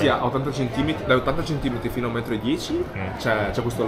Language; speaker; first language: Italian; native; Italian